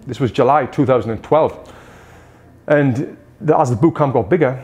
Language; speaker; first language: English; native; English